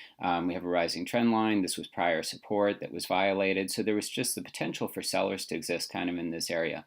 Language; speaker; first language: English; native; English